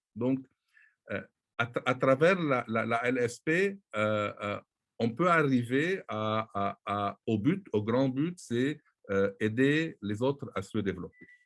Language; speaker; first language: French; non-native, local second language; Arabic